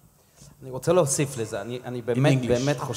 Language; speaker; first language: Hebrew; non-native, fluent; English